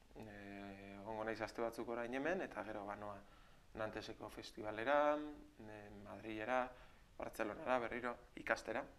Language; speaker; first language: Basque; native; Basque